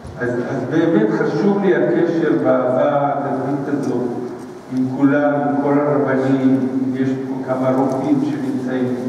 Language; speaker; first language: Hebrew; early bilingual, other home language; Spanish